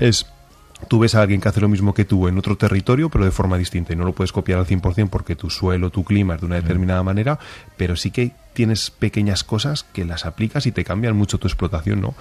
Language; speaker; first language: Spanish; native; Spanish